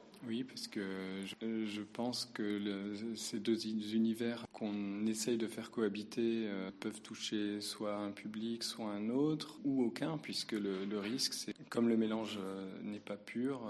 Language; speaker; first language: French; native; French